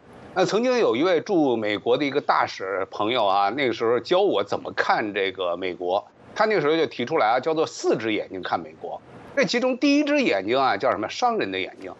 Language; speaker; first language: Chinese; native; Chinese